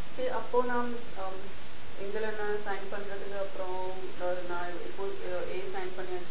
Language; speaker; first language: Tamil; non-native, learner; Gujarati